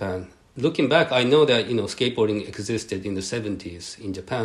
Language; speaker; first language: English; early bilingual, other home language; Japanese